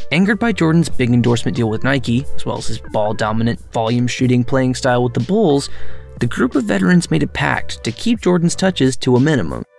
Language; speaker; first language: English; native; English